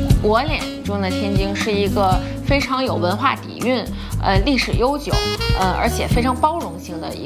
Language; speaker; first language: Chinese; native; Chinese